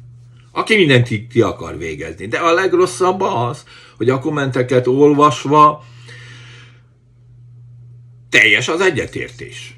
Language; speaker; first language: Hungarian; native; Hungarian